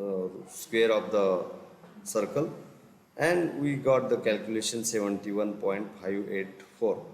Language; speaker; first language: English; non-native, local second language; Marathi